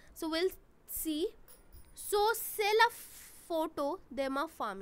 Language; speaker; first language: French; non-native, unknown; Hindi